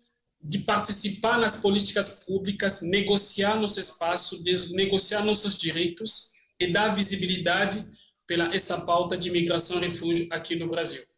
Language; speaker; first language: Portuguese; non-native, fluent; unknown